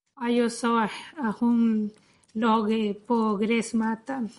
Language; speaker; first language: Swedish; non-native, learner; Spanish